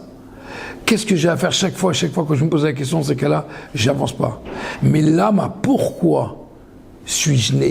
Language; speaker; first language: French; native; French